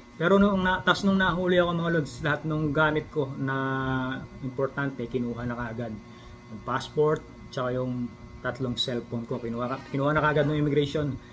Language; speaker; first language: Filipino; native; Filipino